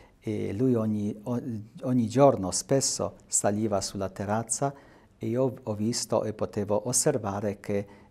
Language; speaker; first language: Italian; non-native, fluent; Polish